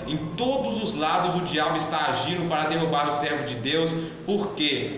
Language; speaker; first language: Portuguese; native; Portuguese